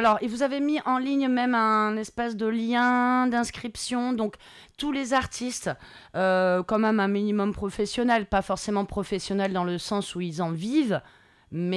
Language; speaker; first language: French; native; French